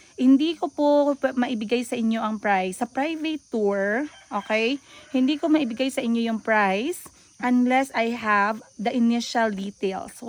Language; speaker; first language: Filipino; non-native, local second language; Cebuano